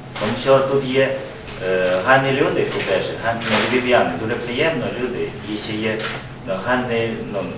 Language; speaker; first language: Ukrainian; non-native, learner; Chinese